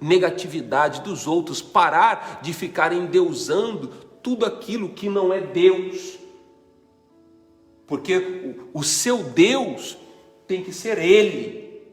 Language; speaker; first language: Portuguese; native; Portuguese